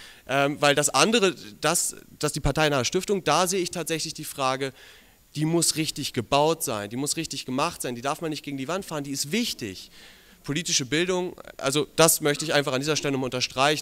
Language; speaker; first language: German; native; German